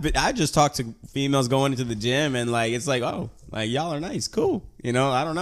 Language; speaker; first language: English; early bilingual, other home language; Spanish